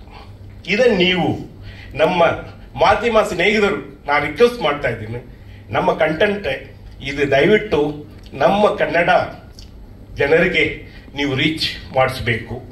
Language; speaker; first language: Kannada; non-native, learner; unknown